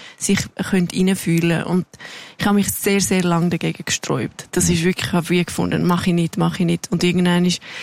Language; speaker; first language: German; non-native, local second language; Romansh